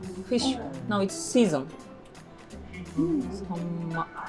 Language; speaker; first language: English; non-native, learner; Japanese